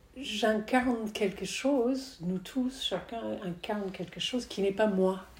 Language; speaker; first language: French; native; French